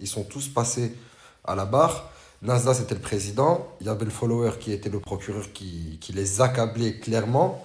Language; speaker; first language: French; native; French